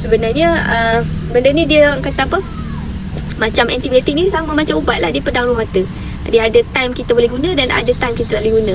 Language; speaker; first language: Malay; native; Malay